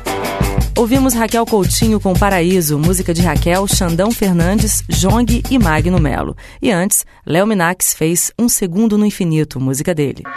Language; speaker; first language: Portuguese; native; Portuguese